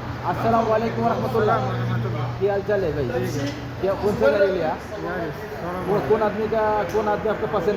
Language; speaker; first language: Hindi; non-native, learner; Bangla